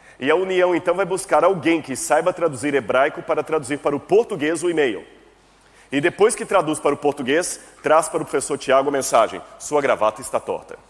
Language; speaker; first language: Portuguese; native; Portuguese